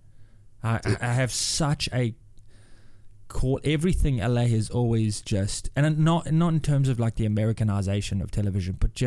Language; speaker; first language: English; native; English